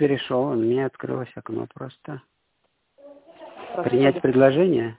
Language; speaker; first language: Russian; native; Russian